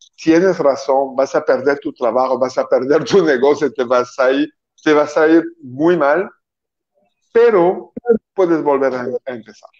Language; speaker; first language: Spanish; non-native, fluent; French